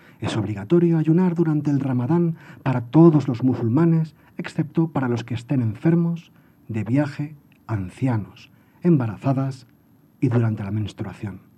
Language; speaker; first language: Spanish; native; Spanish